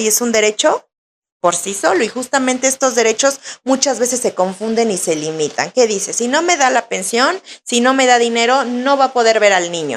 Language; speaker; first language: Spanish; native; Spanish